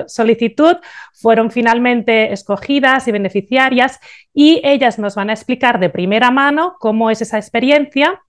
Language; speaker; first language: Spanish; native; Spanish